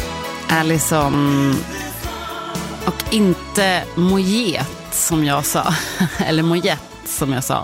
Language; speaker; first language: Swedish; native; Swedish